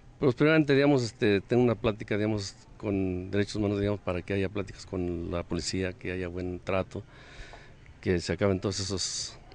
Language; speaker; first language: Spanish; native; Spanish